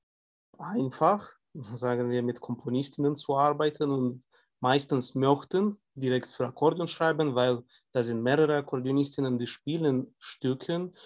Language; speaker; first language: German; non-native, fluent; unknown